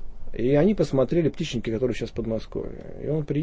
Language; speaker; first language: Russian; native; Russian